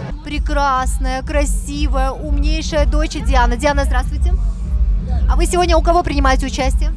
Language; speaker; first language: Russian; native; Russian